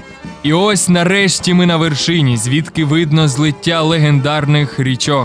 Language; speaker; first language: Ukrainian; native; Ukrainian